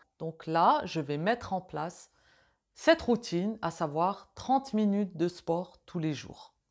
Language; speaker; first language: French; native; French